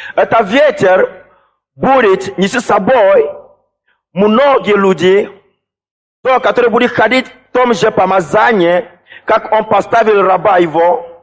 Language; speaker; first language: Russian; non-native, fluent; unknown